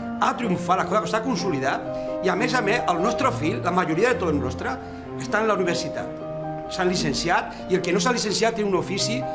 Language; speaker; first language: Catalan; non-native, local second language; Spanish